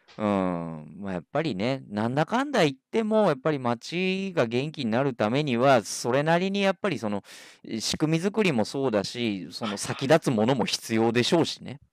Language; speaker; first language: Japanese; native; Japanese